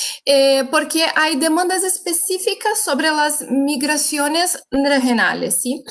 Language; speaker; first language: Spanish; non-native, fluent; Portuguese